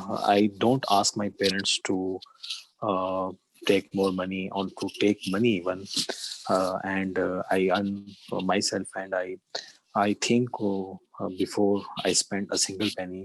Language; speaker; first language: English; non-native, learner; Urdu